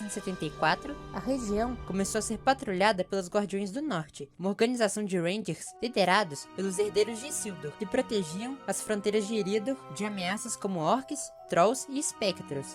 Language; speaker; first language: Portuguese; native; Portuguese